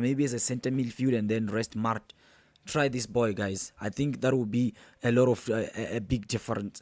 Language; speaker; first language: English; non-native, local second language; Zulu